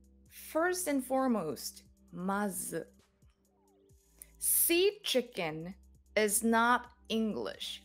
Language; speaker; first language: English; non-native, fluent; Japanese